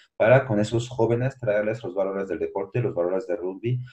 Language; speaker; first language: Spanish; non-native, fluent; French